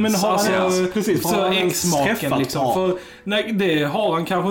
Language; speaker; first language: Swedish; native; Swedish